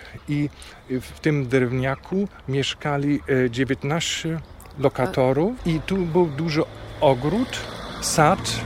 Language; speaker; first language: Polish; non-native, fluent; German